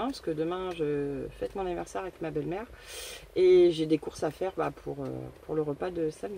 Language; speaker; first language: French; native; French